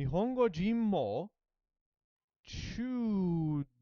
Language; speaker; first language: Japanese; non-native, learner; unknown